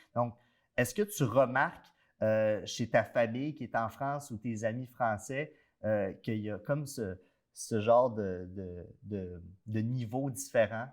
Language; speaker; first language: French; native; French